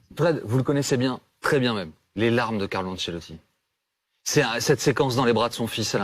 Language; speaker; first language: French; native; French